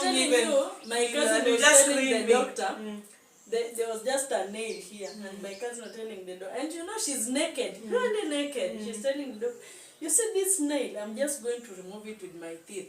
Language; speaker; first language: English; non-native, local second language; Swahili